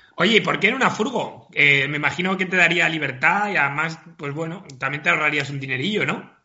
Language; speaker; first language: Spanish; native; Spanish